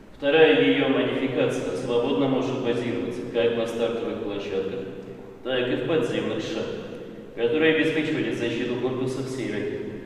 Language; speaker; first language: Russian; native; Russian